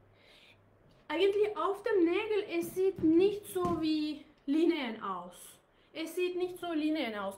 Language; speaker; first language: German; non-native, learner; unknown